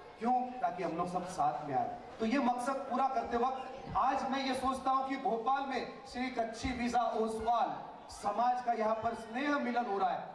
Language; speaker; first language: Hindi; non-native, local second language; Malayalam